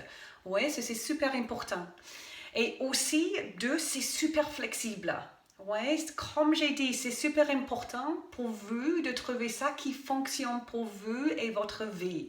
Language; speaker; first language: French; non-native, fluent; English